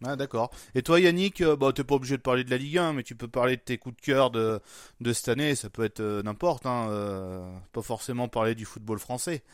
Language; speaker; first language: French; native; French